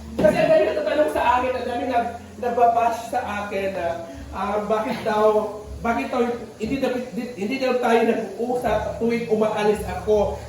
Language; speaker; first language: Filipino; non-native, local second language; Cebuano